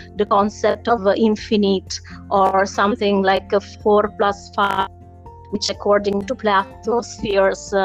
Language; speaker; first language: English; non-native, fluent; Italian